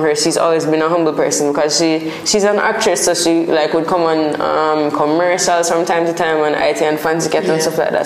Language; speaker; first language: English; non-native, local second language; Jamaican Creole English